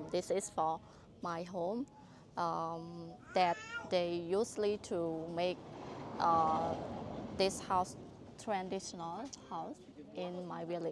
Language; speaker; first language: English; non-native, learner; Khmer